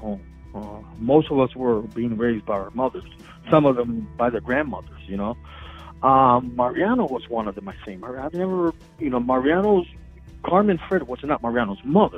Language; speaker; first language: English; native; English